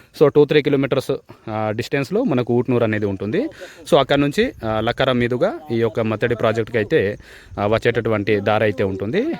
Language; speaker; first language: Telugu; non-native, local second language; Gondi